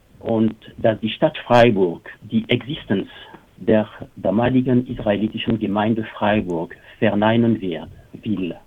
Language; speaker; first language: German; non-native, fluent; French